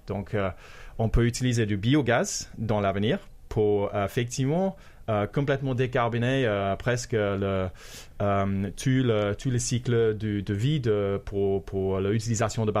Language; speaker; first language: French; non-native, fluent; English